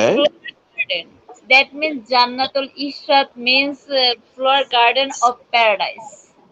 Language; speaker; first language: English; non-native, learner; Bangla